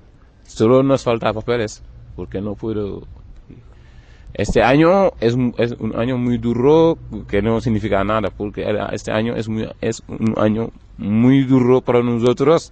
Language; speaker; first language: Spanish; non-native, learner; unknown